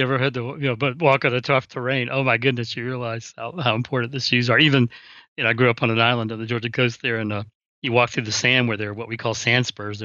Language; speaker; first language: English; native; English